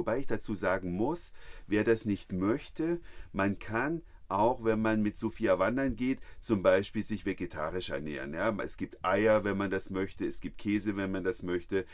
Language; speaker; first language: German; native; German